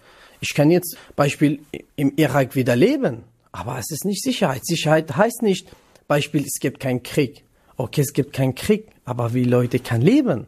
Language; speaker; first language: German; non-native, learner; Kurdish